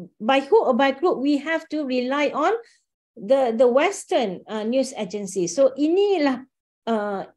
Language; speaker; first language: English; non-native, local second language; Malay